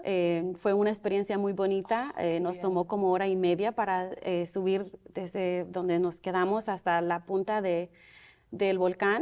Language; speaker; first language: Spanish; early bilingual, other home language; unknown